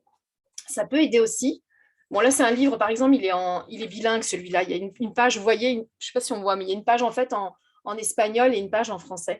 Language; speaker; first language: French; native; French